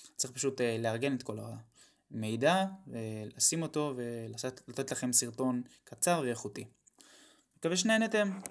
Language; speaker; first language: Hebrew; native; Hebrew